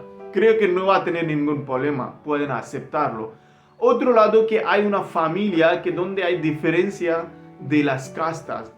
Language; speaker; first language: Spanish; non-native, learner; Hindi